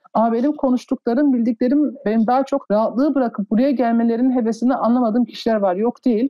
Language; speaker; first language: Turkish; early bilingual, heritage; Turkish